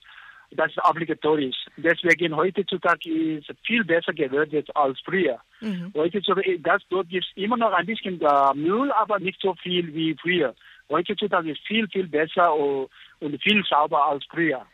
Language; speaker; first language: German; non-native, learner; Nepali